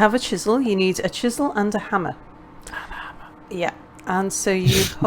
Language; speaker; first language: English; native; English